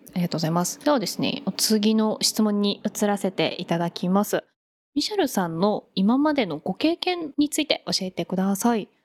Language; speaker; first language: Japanese; native; Japanese